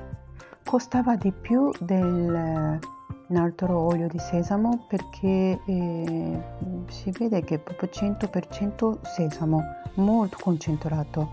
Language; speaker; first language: Italian; non-native, learner; Japanese